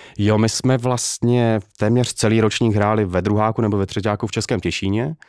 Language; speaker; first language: Czech; native; Czech